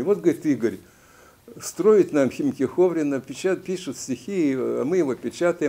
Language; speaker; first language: Russian; native; Russian